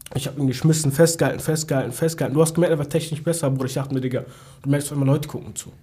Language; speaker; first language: German; early bilingual, other home language; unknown